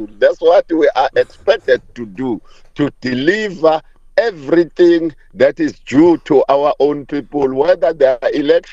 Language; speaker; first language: English; non-native, local second language; Zulu